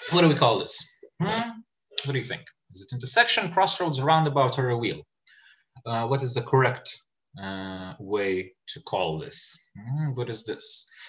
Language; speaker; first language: English; non-native, fluent; Lithuanian